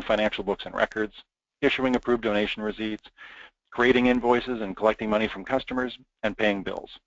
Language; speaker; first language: English; native; English